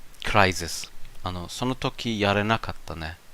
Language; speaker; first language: Japanese; non-native, learner; German